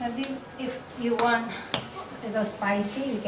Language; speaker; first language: English; non-native, learner; Indonesian